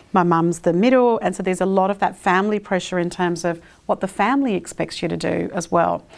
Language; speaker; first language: English; early bilingual, other home language; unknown